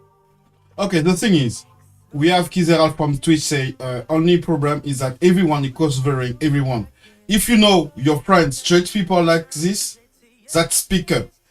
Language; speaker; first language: English; non-native, learner; French